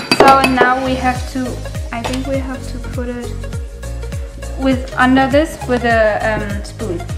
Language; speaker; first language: English; non-native, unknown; German